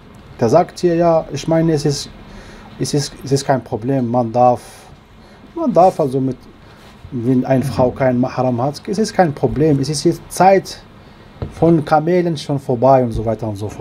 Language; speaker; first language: German; non-native, learner; Arabic